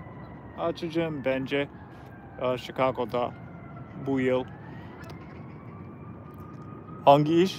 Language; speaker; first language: Turkish; non-native, learner; English